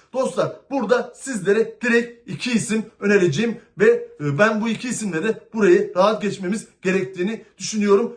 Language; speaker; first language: Turkish; native; Turkish